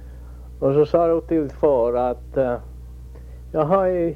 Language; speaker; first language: Swedish; early bilingual, heritage; Swedish